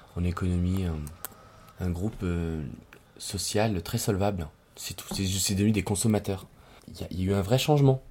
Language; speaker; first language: French; native; French